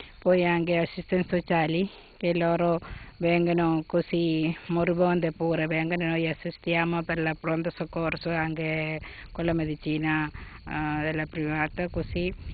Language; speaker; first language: Italian; non-native, learner; Malayalam